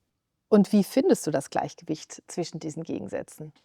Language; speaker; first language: German; native; German